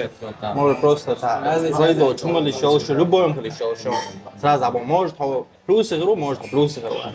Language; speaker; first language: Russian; non-native, local second language; Chechen